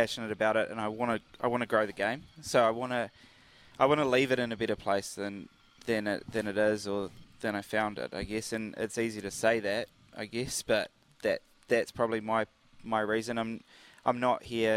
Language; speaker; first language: English; native; English